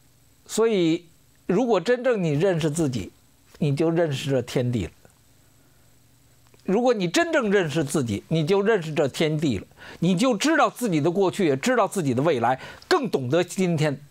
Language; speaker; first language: Chinese; native; Chinese